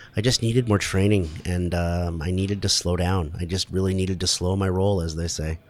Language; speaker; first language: English; native; English